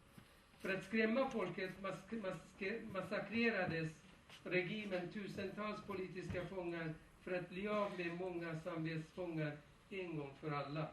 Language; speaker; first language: Swedish; non-native, fluent; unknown